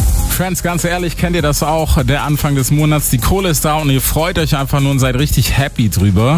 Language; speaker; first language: German; native; German